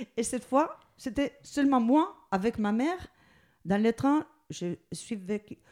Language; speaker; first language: French; non-native, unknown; Spanish